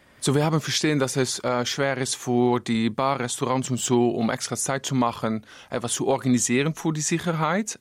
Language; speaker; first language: German; non-native, learner; Dutch